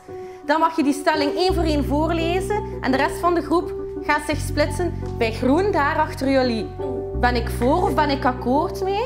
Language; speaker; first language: Dutch; native; Dutch